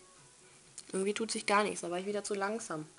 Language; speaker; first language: German; native; German